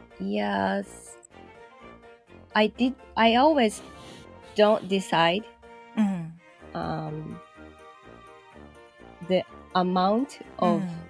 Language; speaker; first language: English; non-native, learner; Japanese